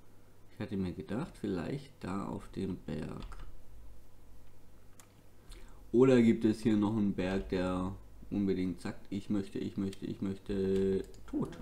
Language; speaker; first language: German; native; German